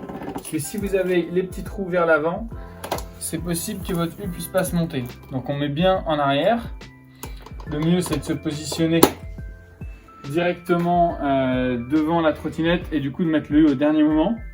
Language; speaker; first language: French; native; French